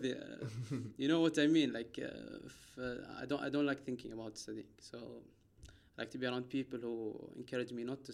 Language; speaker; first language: English; non-native, fluent; Arabic